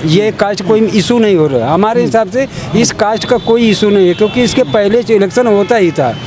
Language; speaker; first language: Hindi; native; Hindi